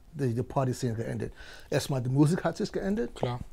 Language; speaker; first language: German; non-native, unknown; English